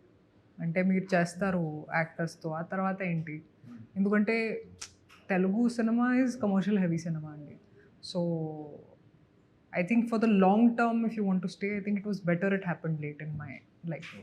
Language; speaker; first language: Telugu; non-native, local second language; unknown